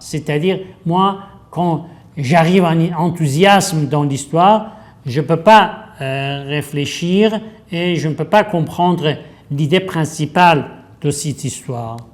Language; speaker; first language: French; non-native, fluent; Persian